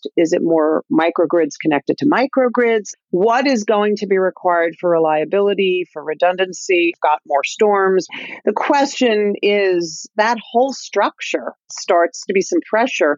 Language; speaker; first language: English; native; English